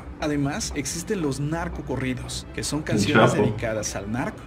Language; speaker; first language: Spanish; native; Spanish